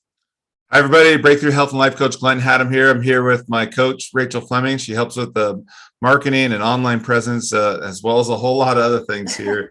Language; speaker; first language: English; native; English